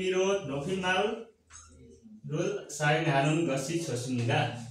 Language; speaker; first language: Korean; non-native, learner; Nepali